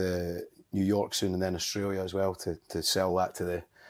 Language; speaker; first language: English; native; English